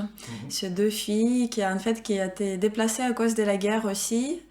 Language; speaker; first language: French; non-native, fluent; Ukrainian